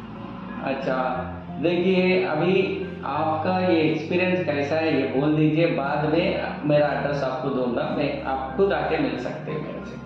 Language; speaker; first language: Hindi; non-native, local second language; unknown